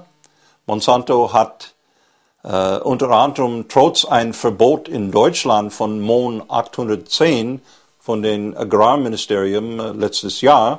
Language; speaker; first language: German; non-native, fluent; English